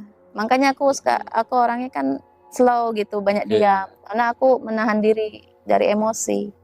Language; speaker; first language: Indonesian; native; Indonesian